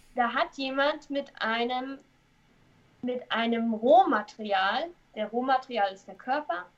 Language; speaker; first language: German; native; German